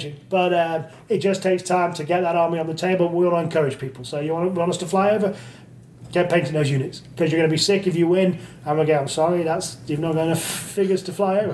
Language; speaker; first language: English; native; English